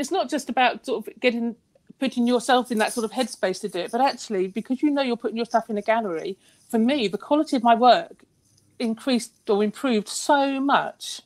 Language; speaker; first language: English; native; English